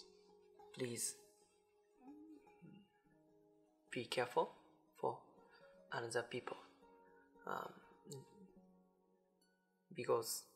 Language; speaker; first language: English; non-native, learner; Japanese